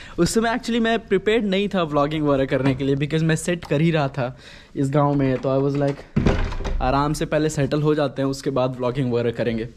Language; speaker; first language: Hindi; native; Hindi